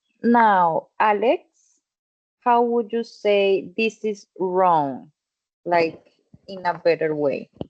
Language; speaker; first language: English; non-native, fluent; Spanish